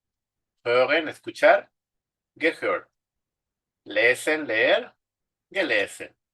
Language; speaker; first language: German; non-native, fluent; Spanish